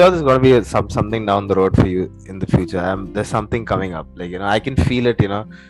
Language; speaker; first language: English; native; English